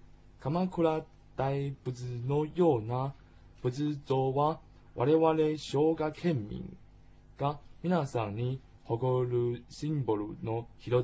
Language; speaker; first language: Japanese; non-native, learner; Chinese